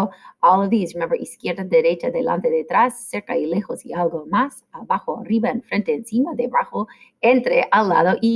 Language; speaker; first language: Spanish; non-native, fluent; English